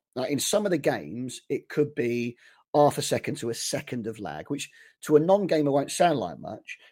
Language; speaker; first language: English; native; English